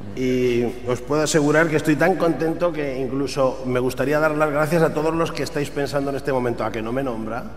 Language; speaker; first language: Spanish; native; Spanish